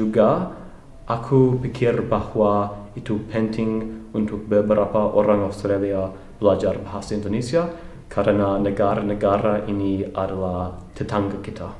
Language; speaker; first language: Indonesian; non-native, learner; English